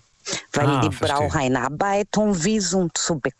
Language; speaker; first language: German; non-native, fluent; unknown